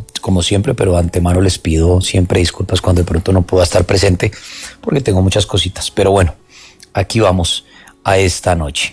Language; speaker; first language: Spanish; native; Spanish